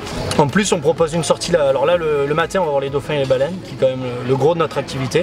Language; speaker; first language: French; native; French